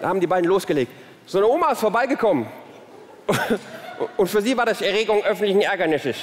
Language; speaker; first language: German; early bilingual, other home language; Turkish